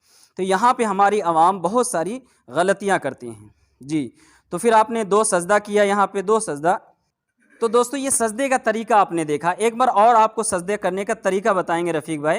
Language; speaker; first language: Urdu; native; Urdu